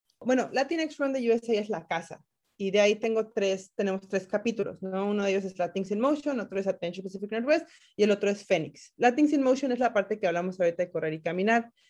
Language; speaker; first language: Spanish; native; Spanish